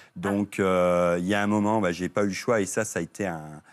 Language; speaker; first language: French; native; French